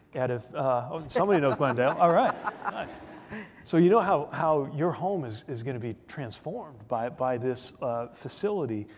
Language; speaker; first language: English; native; English